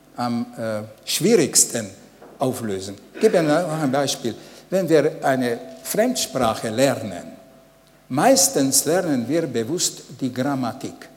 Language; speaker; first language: German; non-native, fluent; Hungarian